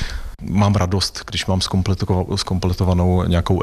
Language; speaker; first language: Czech; native; Czech